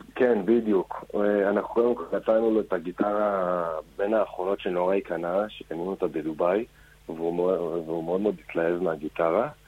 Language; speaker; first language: Hebrew; native; Hebrew